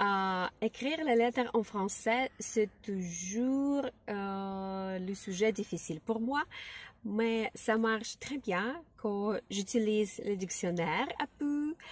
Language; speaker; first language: French; non-native, learner; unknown